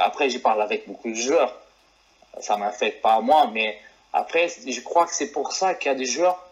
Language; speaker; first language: French; non-native, fluent; Portuguese